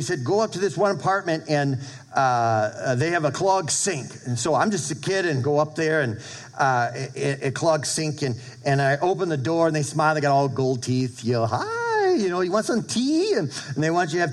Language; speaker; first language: English; native; English